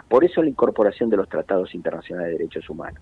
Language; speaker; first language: Spanish; native; Spanish